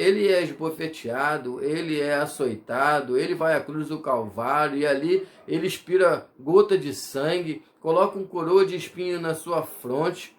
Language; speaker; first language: Portuguese; native; Portuguese